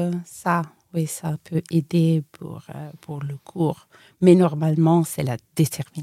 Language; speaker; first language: French; non-native, fluent; Italian